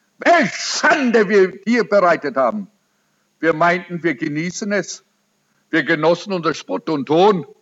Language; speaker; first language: German; early bilingual, heritage; German